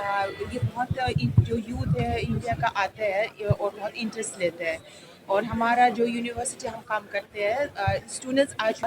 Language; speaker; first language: Hindi; non-native, fluent; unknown